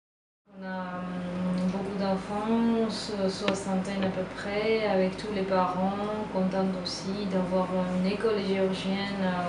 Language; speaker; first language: French; non-native, fluent; Georgian